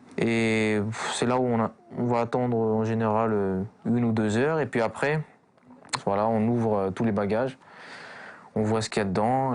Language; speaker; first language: French; early bilingual, other home language; Kurdish